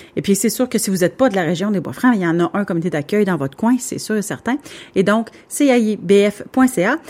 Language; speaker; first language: French; native; French